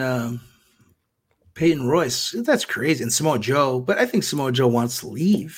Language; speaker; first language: English; native; English